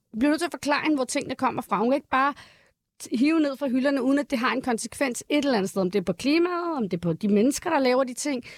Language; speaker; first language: Danish; early bilingual, other home language; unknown